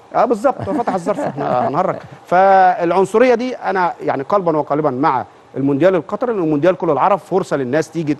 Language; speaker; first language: Arabic; native; Arabic